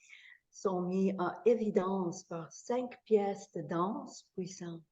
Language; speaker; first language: French; non-native, fluent; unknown